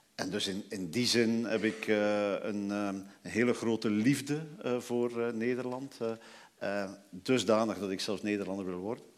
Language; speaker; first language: Dutch; native; Dutch